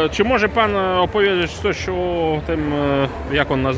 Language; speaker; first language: Polish; non-native, learner; Russian